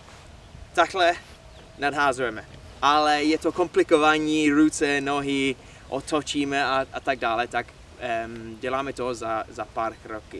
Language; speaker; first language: Czech; non-native, learner; English